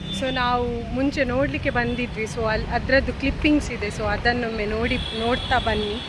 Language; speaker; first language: Kannada; non-native, local second language; Tulu